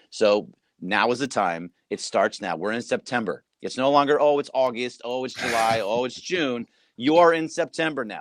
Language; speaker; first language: English; native; English